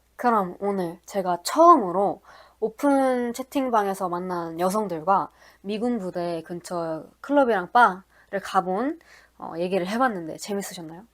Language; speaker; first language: Korean; native; Korean